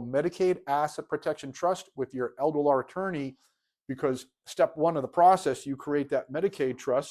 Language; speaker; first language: English; native; English